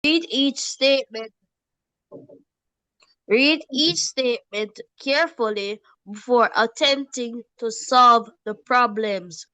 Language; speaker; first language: English; native; English